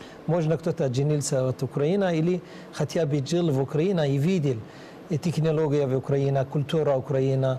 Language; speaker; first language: Russian; non-native, learner; Arabic